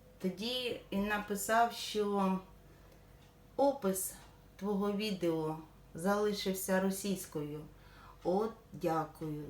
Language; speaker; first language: Ukrainian; non-native, local second language; Russian